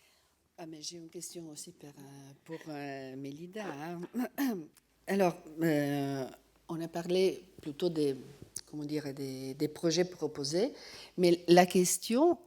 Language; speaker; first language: French; non-native, fluent; Italian